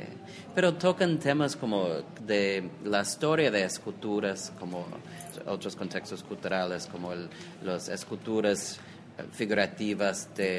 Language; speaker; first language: Spanish; non-native, fluent; English